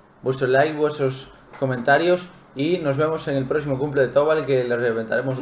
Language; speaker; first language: Spanish; native; Spanish